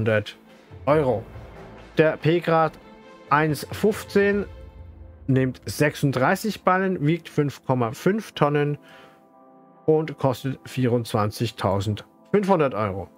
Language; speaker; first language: German; native; German